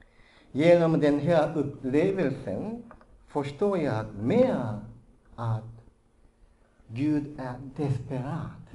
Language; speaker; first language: Swedish; non-native, fluent; Japanese